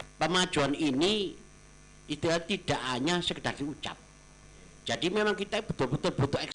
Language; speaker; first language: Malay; non-native, local second language; Javanese